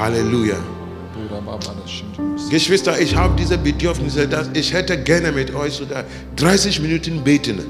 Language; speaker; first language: German; non-native, learner; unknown